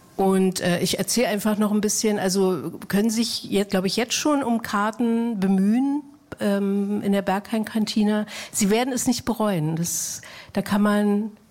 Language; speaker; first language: German; native; German